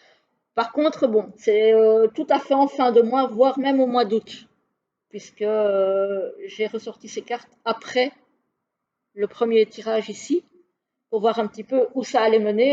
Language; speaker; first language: French; native; French